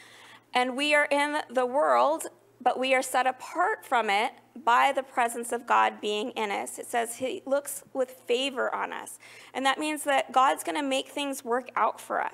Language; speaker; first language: English; native; English